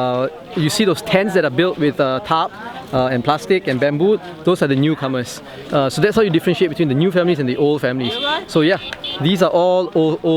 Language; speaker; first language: English; non-native, local second language; Malay